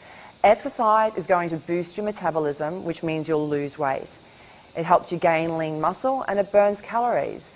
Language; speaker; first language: English; native; English